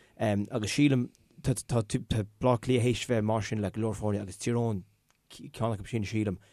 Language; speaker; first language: Irish; native; Irish